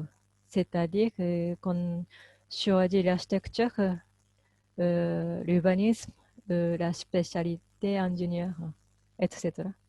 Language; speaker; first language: French; non-native, fluent; Japanese